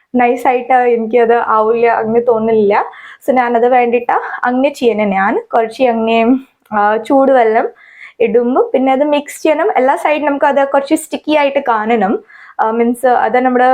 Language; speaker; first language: Malayalam; non-native, fluent; Hindi